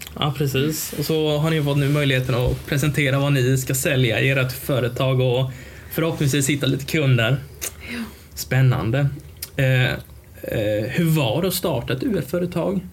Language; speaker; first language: Swedish; native; Swedish